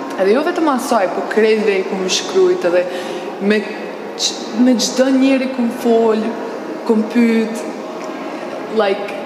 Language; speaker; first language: Albanian; early bilingual, heritage; Albanian